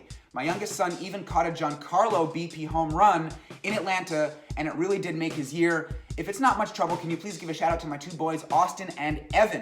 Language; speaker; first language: English; native; English